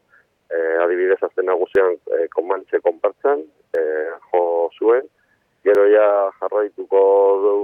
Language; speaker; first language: Basque; non-native, local second language; Spanish